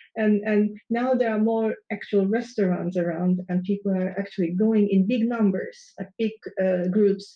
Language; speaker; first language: English; non-native, fluent; Turkish